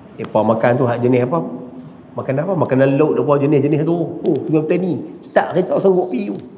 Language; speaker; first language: Malay; native; Malay